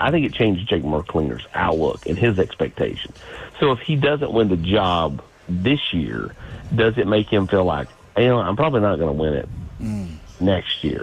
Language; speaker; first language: English; native; English